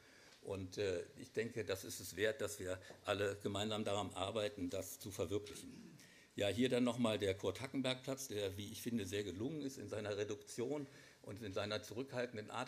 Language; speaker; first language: German; native; German